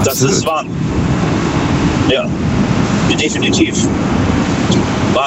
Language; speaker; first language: German; native; German